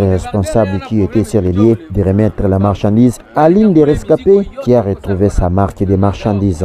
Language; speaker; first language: French; non-native, local second language; Swahili